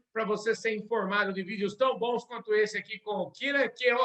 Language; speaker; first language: Portuguese; native; Portuguese